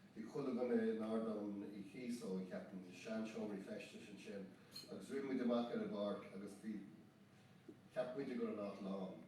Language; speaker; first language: Irish; non-native, local second language; English